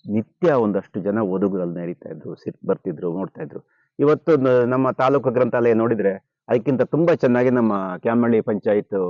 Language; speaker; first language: Kannada; native; Kannada